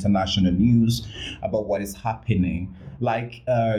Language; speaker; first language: English; non-native, local second language; Ganda